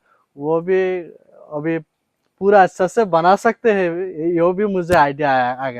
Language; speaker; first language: Hindi; non-native, local second language; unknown